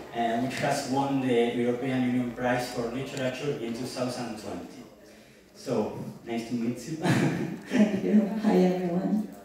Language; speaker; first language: English; non-native, learner; Spanish